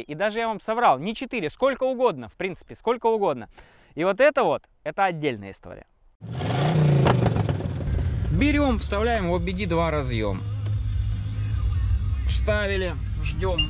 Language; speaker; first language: Russian; native; Russian